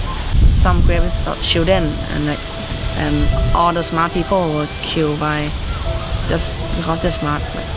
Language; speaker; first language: English; non-native, learner; Thai